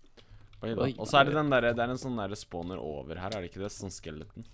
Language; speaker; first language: Norwegian; native; Norwegian